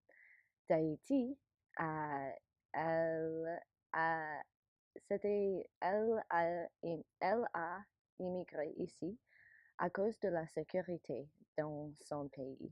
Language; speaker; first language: French; non-native, learner; English